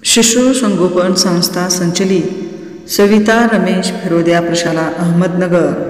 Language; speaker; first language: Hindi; non-native, local second language; Marathi